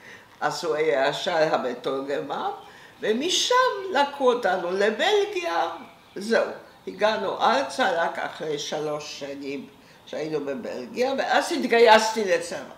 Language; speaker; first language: Hebrew; non-native, fluent; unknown